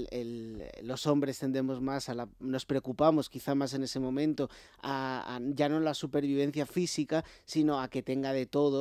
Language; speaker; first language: Spanish; native; Spanish